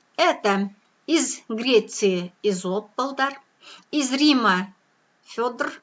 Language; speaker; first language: Russian; non-native, local second language; Kyrgyz